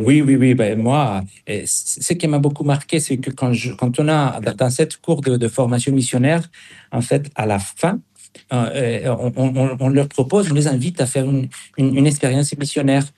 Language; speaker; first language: French; non-native, fluent; Spanish